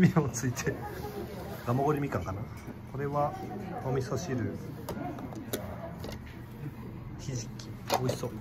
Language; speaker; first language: Japanese; native; Japanese